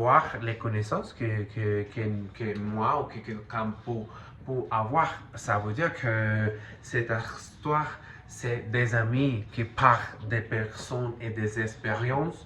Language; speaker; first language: French; non-native, learner; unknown